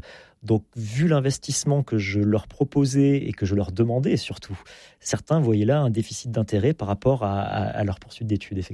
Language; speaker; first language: French; native; French